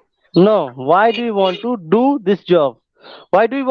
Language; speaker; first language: English; non-native, local second language; Hindi